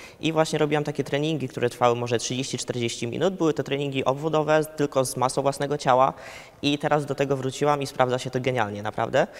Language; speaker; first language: Polish; early bilingual, heritage; Polish